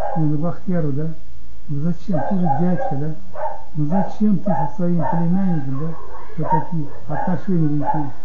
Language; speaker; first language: Russian; non-native, local second language; Crimean Tatar